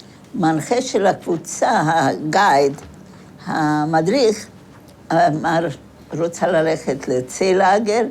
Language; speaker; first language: Hebrew; non-native, fluent; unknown